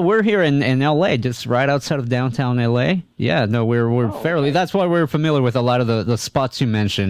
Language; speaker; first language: English; native; English